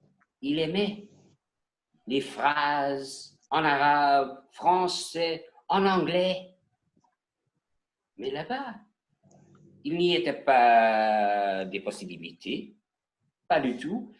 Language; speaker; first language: French; non-native, learner; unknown